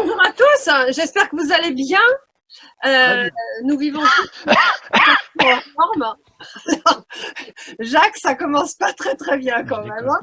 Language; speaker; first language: French; native; French